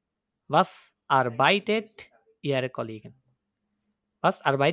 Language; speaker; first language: German; non-native, fluent; Bangla